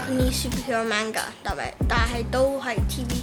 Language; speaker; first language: Cantonese; early bilingual, heritage; Cantonese